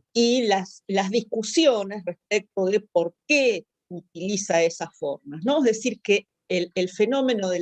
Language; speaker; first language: Spanish; native; Spanish